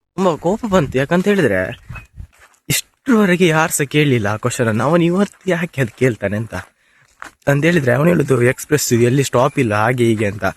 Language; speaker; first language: Kannada; non-native, local second language; Tulu